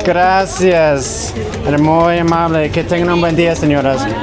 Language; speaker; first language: Spanish; non-native, learner; English